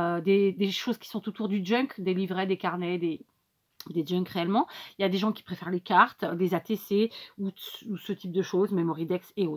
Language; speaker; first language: French; native; French